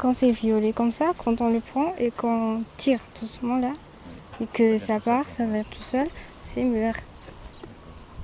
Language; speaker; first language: French; non-native, local second language; Malagasy